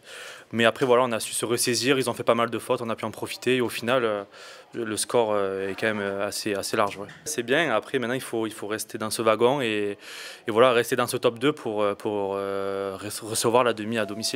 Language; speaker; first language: French; native; French